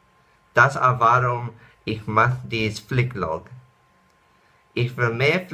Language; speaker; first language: German; non-native, learner; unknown